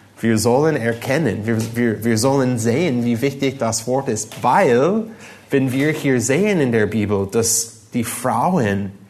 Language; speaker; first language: German; non-native, fluent; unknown